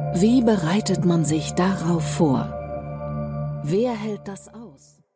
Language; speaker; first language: German; native; German